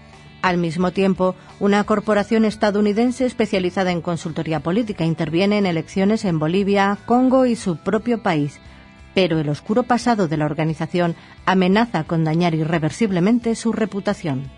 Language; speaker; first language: Spanish; native; Spanish